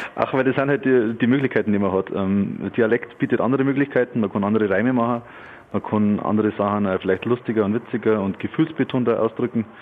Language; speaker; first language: German; native; German